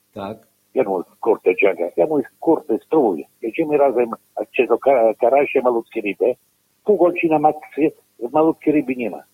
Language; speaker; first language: Polish; non-native, learner; Italian